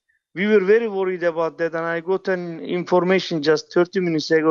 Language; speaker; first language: English; non-native, fluent; Turkish